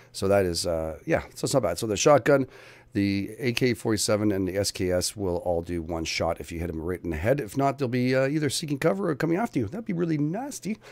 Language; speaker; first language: English; native; English